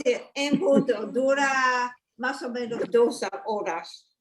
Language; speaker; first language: Spanish; non-native, learner; English